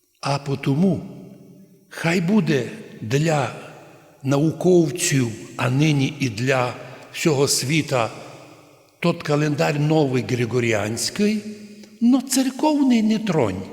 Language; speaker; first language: Ukrainian; native; Ukrainian